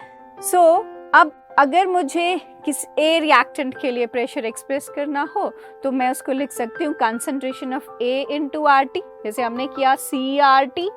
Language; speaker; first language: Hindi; native; Hindi